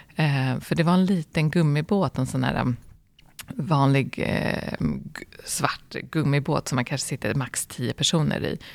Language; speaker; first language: Swedish; early bilingual, other home language; Arabic